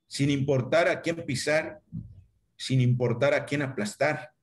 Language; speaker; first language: Spanish; non-native, local second language; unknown